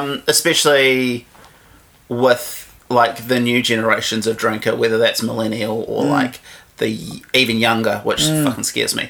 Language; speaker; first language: English; native; English